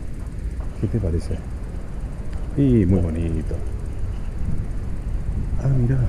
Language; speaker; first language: Spanish; native; Spanish